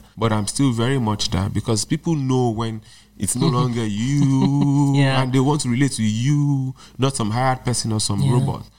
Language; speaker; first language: English; non-native, local second language; Yoruba